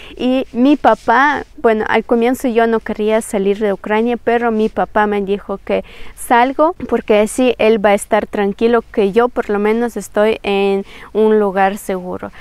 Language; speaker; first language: Spanish; non-native, fluent; Ukrainian